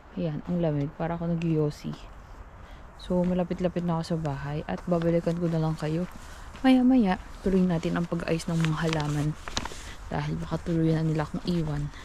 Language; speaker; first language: Filipino; native; Filipino